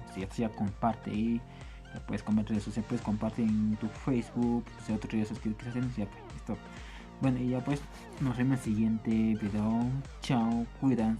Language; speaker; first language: Spanish; non-native, local second language; Quechua